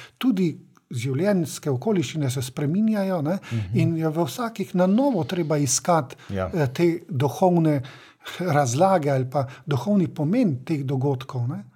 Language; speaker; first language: Slovenian; native; Slovenian